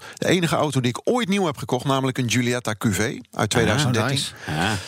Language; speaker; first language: Dutch; native; Dutch